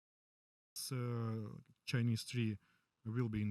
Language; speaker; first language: English; non-native, learner; Russian